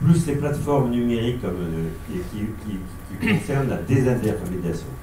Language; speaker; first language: French; native; French